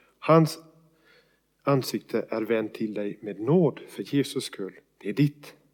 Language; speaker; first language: Swedish; native; Swedish